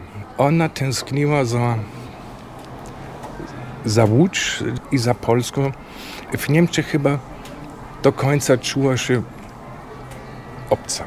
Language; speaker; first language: Polish; non-native, fluent; German